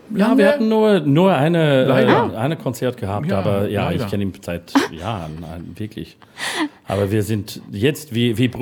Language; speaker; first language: German; non-native, learner; English